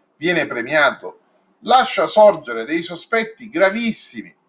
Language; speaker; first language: Italian; native; Italian